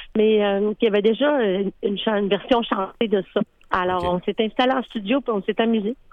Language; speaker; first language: French; native; French